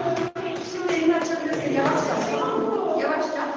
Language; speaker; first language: Turkish; native; Turkish